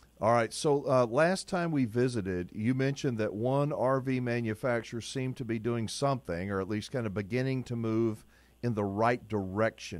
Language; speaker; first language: English; native; English